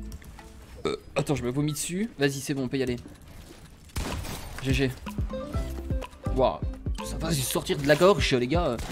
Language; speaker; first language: French; native; French